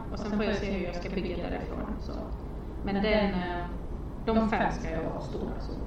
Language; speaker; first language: Swedish; non-native, fluent; Romanian